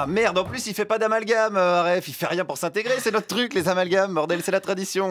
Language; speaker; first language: French; native; French